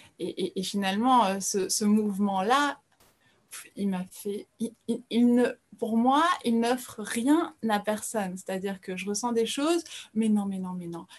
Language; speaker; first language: French; early bilingual, other home language; Portuguese